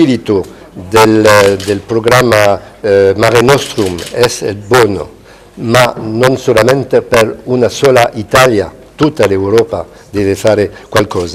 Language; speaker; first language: Italian; non-native, fluent; Spanish